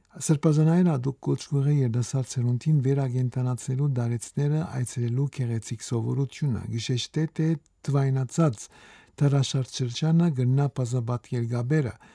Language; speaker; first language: Armenian; native; Armenian